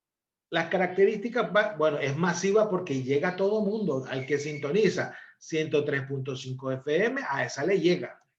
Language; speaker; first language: Spanish; native; Spanish